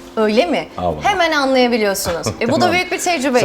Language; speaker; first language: Turkish; native; Turkish